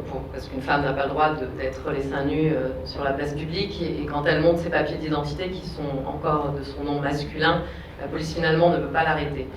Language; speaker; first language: French; native; French